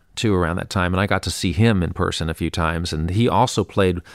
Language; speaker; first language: English; native; English